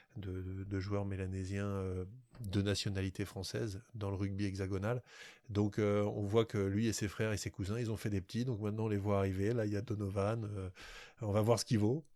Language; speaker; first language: French; native; French